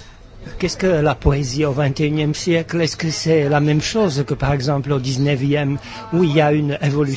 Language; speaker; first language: French; non-native, fluent; Czech